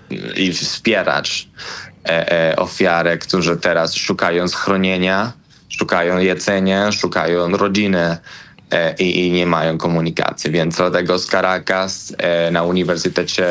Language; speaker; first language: Polish; non-native, learner; Spanish